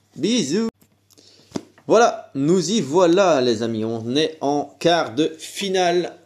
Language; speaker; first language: French; native; French